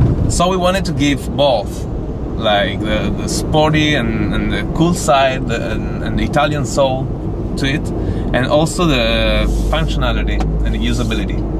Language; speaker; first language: English; non-native, fluent; Italian